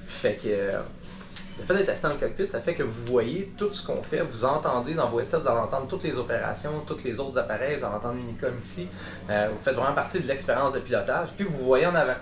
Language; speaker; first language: French; native; French